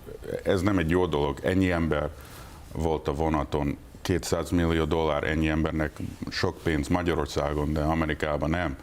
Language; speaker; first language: Hungarian; early bilingual, heritage; English